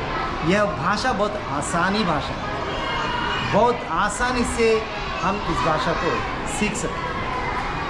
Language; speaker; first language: Hindi; non-native, local second language; Telugu